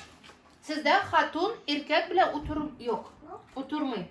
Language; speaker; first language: Turkish; non-native, learner; Russian